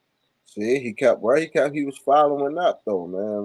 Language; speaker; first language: English; native; English